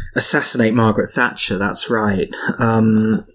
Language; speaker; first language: English; native; English